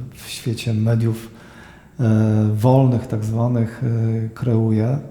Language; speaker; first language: Polish; native; Polish